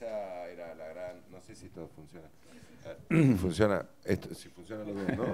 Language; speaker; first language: Spanish; native; Spanish